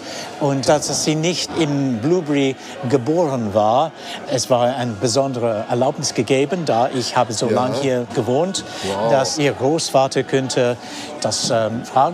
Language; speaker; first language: German; non-native, fluent; English